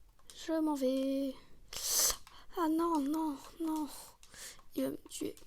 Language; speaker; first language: French; native; French